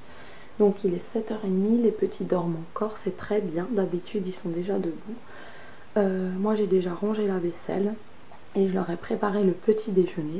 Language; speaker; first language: French; native; French